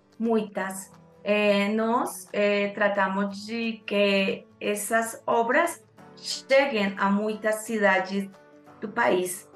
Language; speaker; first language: Portuguese; non-native, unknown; Spanish